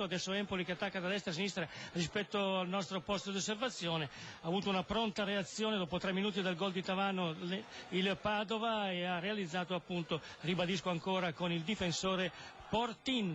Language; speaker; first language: Italian; native; Italian